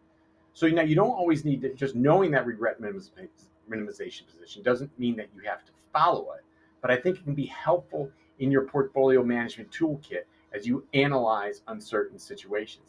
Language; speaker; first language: English; native; English